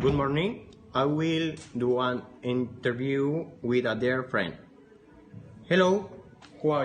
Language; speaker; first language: English; non-native, learner; Spanish